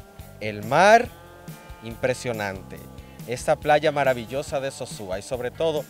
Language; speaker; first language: Spanish; native; Spanish